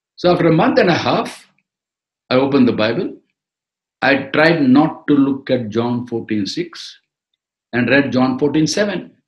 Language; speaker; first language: English; non-native, local second language; Tamil